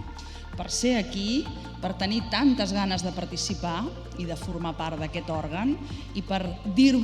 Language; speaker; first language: Catalan; native; Catalan